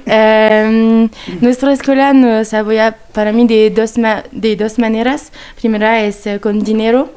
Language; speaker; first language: Spanish; non-native, learner; French